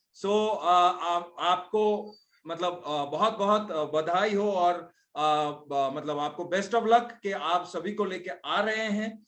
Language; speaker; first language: Hindi; non-native, local second language; Bangla